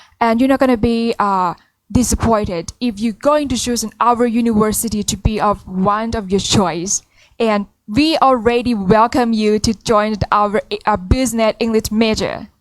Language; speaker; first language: English; non-native, learner; Thai